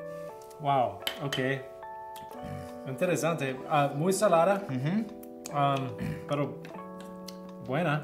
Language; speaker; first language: Spanish; non-native, learner; English